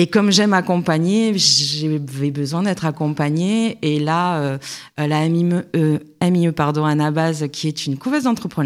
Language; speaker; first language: French; native; French